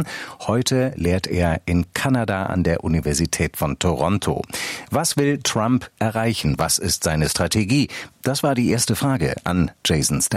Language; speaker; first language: German; native; German